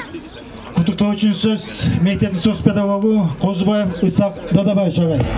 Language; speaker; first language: Kyrgyz; native; Kyrgyz